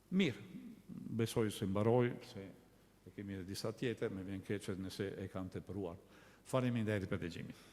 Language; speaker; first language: Albanian; non-native, fluent; Italian